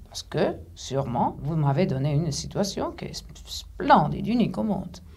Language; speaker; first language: French; non-native, fluent; Greek